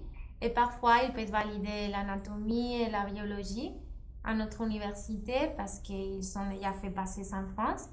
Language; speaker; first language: French; non-native, fluent; Spanish